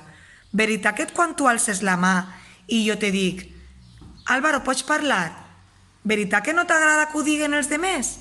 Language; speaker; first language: Catalan; native; Catalan